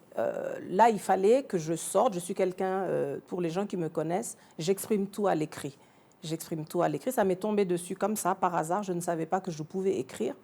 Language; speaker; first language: French; early bilingual, other home language; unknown